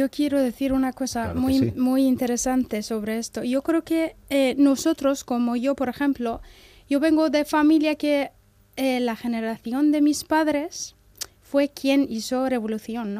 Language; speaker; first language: Spanish; non-native, fluent; Persian